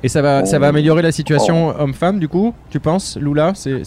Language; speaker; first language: French; native; French